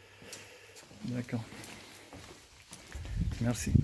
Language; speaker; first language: French; non-native, learner; Russian